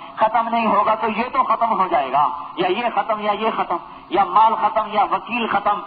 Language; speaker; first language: Urdu; non-native, local second language; Punjabi